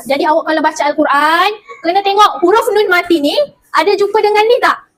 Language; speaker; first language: Malay; native; Malay